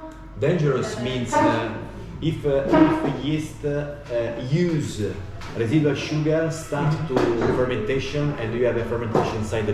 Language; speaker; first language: English; non-native, learner; Italian